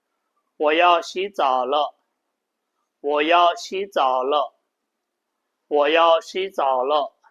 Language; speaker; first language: Chinese; non-native, fluent; Burmese